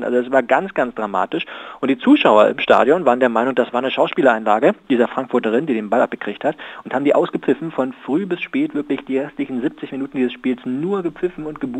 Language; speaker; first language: German; native; German